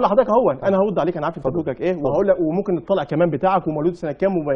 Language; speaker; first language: Arabic; native; Arabic